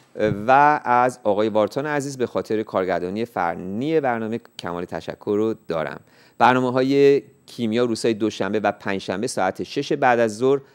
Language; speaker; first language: Persian; native; Persian